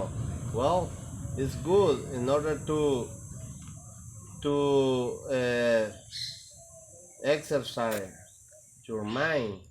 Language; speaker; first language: English; non-native, learner; Spanish